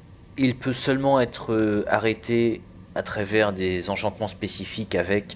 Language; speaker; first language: French; native; French